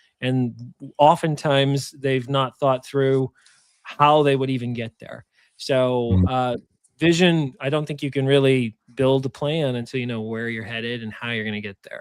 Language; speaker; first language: English; native; English